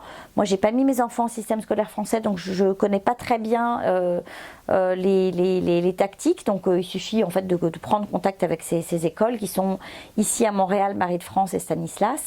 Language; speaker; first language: French; native; French